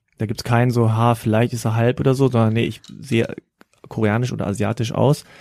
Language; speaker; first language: German; native; German